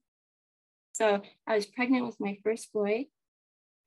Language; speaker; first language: English; non-native, local second language; Japanese